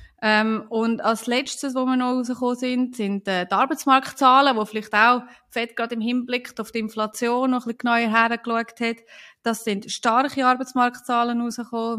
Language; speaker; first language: German; native; German